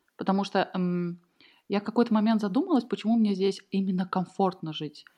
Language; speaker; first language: Russian; native; Russian